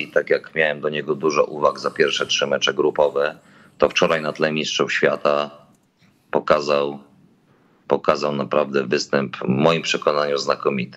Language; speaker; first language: Polish; native; Polish